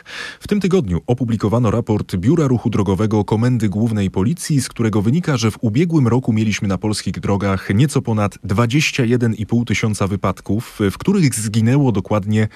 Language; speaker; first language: Polish; native; Polish